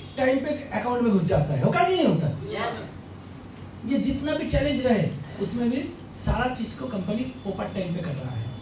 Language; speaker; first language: Hindi; non-native, local second language; Bangla